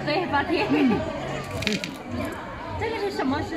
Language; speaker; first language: Chinese; non-native, learner; Urdu